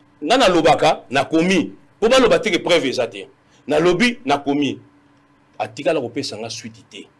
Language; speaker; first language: Lingala; non-native, local second language; Luba-Lulua